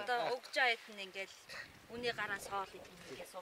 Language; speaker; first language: Mongolian; native; Mongolian